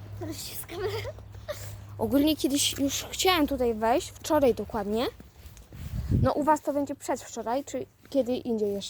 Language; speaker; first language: Polish; native; Polish